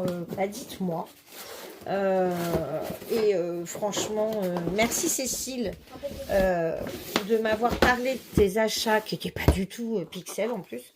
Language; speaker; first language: French; native; French